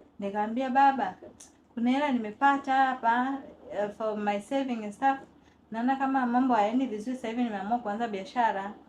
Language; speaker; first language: Swahili; native; Swahili